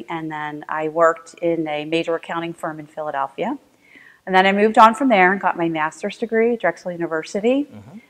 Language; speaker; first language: English; native; English